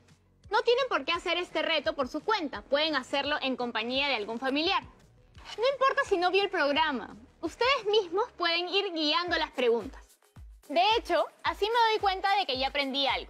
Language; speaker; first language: Spanish; native; Spanish